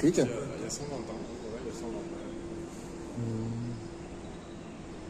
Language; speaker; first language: French; native; French